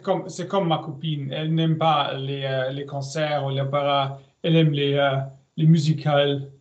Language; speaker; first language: French; non-native, learner; German